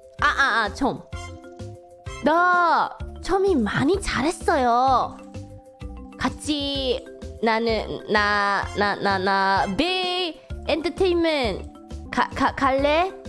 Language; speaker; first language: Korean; non-native, learner; English